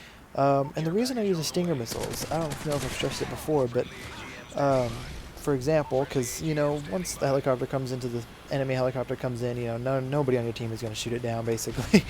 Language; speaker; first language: English; native; English